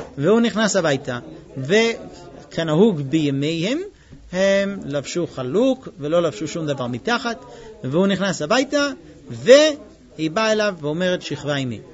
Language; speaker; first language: Hebrew; non-native, fluent; English